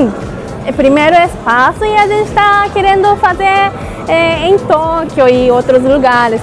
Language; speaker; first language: Portuguese; non-native, learner; Japanese